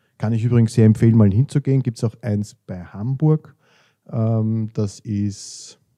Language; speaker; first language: German; native; German